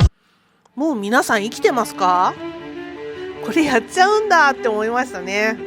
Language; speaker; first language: Japanese; native; Japanese